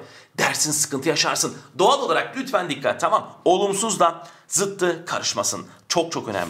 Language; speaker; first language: Turkish; native; Turkish